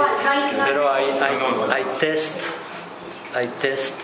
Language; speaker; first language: Spanish; non-native, fluent; French